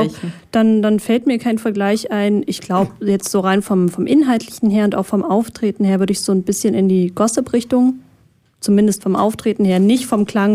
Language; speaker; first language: German; native; German